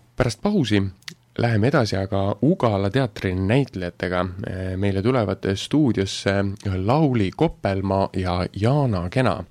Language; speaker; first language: Estonian; native; Estonian